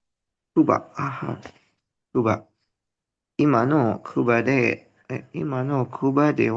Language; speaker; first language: Japanese; non-native, learner; Indonesian